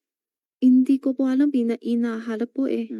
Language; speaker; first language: Filipino; non-native, learner; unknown